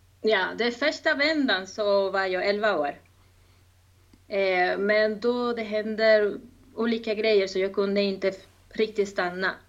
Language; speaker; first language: Swedish; non-native, fluent; Spanish